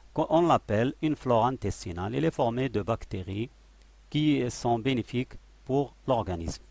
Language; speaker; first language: French; non-native, local second language; Arabic